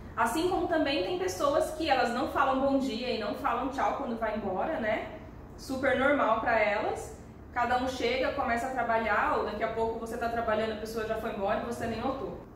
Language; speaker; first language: Portuguese; native; Portuguese